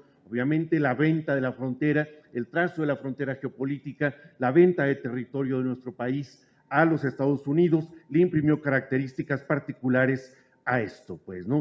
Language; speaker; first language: Spanish; native; Spanish